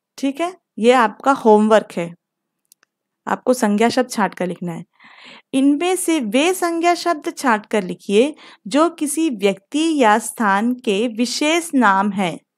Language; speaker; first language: Hindi; non-native, local second language; Telugu